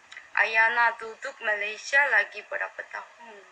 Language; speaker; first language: Indonesian; non-native, learner; Korean